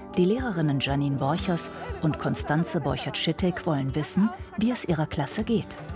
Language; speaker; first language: German; native; German